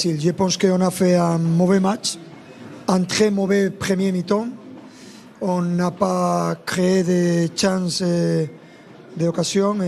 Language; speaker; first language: French; non-native, fluent; Spanish